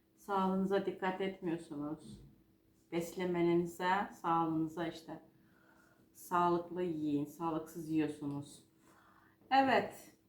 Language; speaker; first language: Turkish; non-native, fluent; Georgian